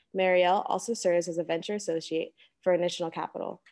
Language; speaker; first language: English; native; English